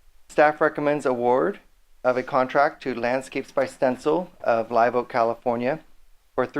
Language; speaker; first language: English; native; English